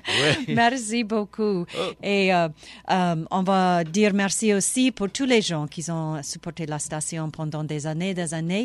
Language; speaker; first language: French; non-native, local second language; English